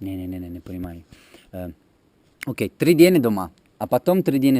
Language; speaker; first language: Russian; non-native, learner; Italian